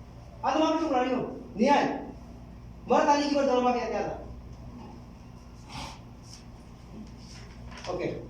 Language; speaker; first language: Arabic; non-native, learner; Hindi